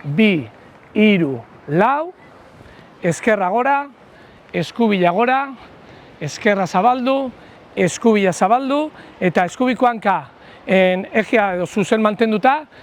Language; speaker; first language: Basque; native; Basque